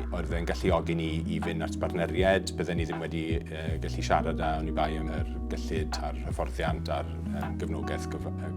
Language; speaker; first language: Welsh; native; Welsh